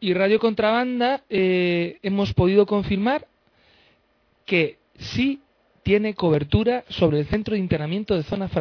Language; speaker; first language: Spanish; native; Spanish